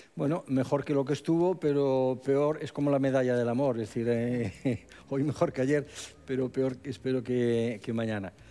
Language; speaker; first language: Spanish; native; Spanish